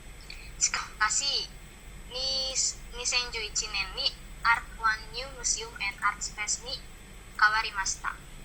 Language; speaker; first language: Japanese; non-native, learner; Indonesian